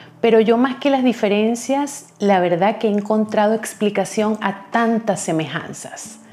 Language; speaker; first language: Spanish; native; Spanish